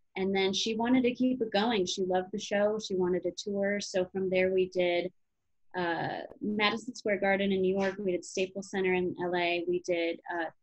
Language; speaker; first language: English; native; English